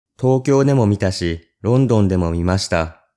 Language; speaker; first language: Japanese; native; Japanese